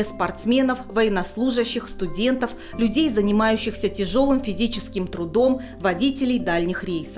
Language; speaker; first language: Russian; native; Russian